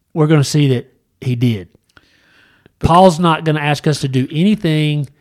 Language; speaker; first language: English; native; English